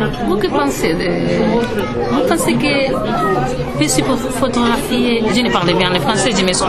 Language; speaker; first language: French; non-native, learner; Spanish